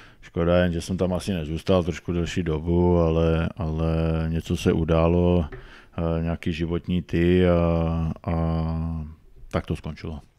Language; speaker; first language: Czech; native; Czech